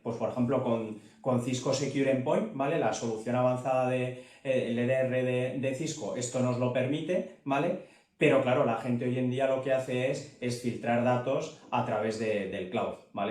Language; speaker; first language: Spanish; native; Spanish